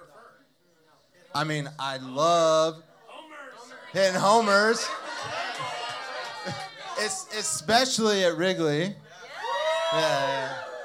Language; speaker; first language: English; native; English